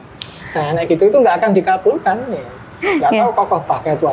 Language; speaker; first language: Indonesian; native; Indonesian